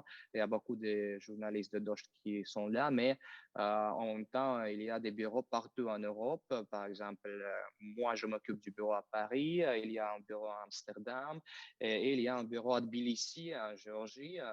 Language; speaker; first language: French; non-native, fluent; Russian